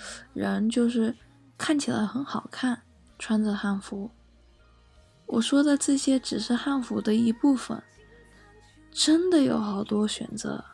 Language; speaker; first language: Chinese; early bilingual, heritage; English